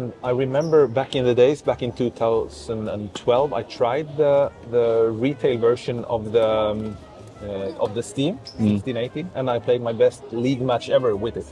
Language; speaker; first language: English; non-native, fluent; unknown